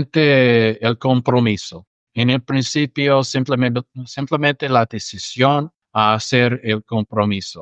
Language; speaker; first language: Spanish; non-native, fluent; English